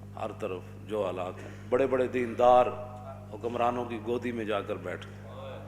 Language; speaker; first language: Urdu; non-native, local second language; Punjabi